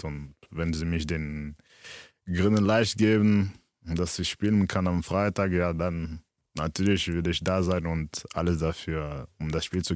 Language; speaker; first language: German; early bilingual, other home language; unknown